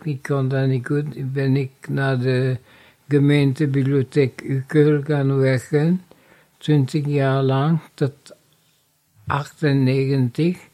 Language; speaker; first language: Dutch; non-native, fluent; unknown